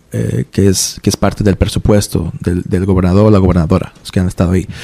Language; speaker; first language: Spanish; early bilingual, heritage; Spanish